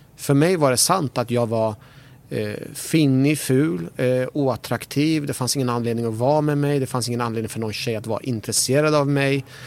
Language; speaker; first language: Swedish; early bilingual, other home language; Persian